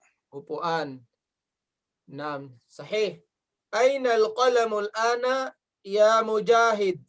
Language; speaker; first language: Arabic; non-native, fluent; Filipino